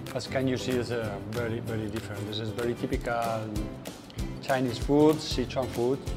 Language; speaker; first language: English; non-native, learner; Spanish